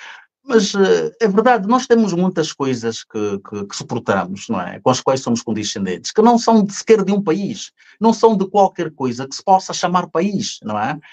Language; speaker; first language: Portuguese; native; Portuguese